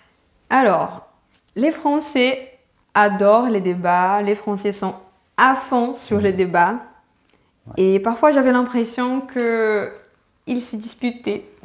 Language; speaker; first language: French; non-native, fluent; Portuguese